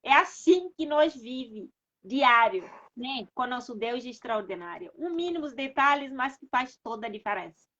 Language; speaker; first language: Portuguese; non-native, local second language; Kabuverdianu